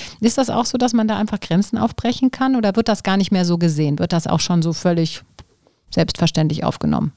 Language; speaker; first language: German; native; German